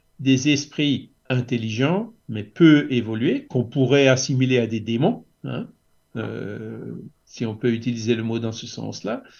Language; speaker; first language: French; native; French